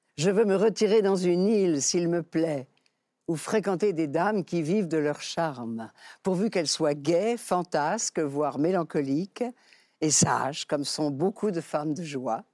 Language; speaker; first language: French; native; French